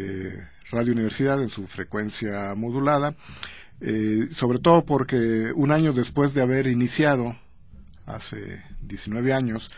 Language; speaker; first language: Spanish; native; Spanish